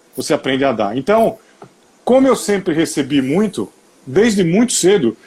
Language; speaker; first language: Portuguese; native; Portuguese